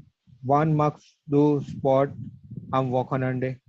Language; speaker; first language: German; non-native, learner; Gujarati